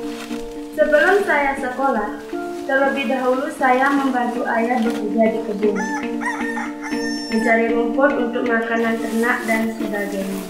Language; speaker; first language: Indonesian; non-native, local second language; Balinese